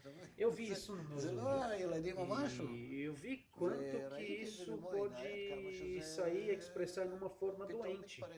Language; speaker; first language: Portuguese; non-native, fluent; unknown